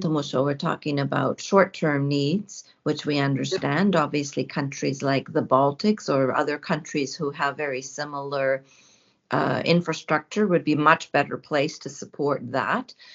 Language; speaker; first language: English; early bilingual, other home language; Ukrainian